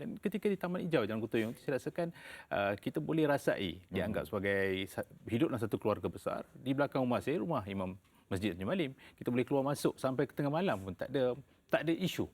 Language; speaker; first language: Malay; non-native, local second language; Tamil